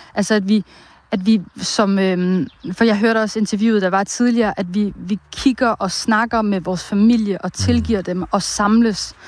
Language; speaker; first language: Danish; early bilingual, other home language; Bosnian